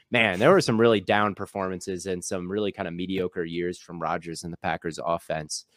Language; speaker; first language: English; native; English